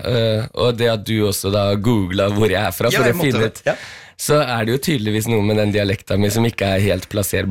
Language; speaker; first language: Norwegian; early bilingual, heritage; Norwegian